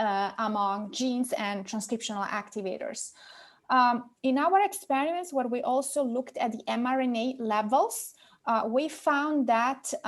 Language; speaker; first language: English; non-native, fluent; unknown